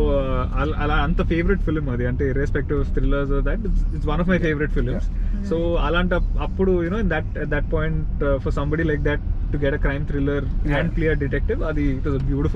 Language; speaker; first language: Telugu; native; Telugu